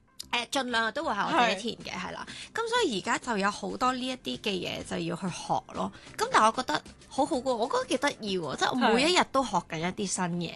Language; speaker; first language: Cantonese; native; Cantonese